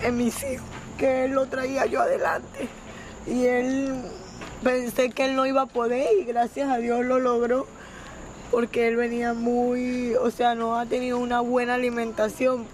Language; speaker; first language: Spanish; native; Spanish